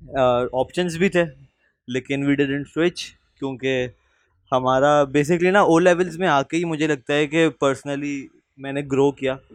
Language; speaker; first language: Urdu; native; Urdu